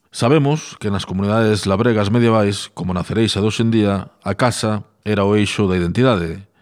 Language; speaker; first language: Galician; native; Galician